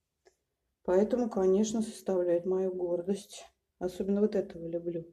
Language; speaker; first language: Russian; native; Russian